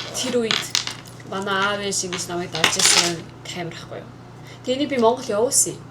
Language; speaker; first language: Mongolian; early bilingual, heritage; Mongolian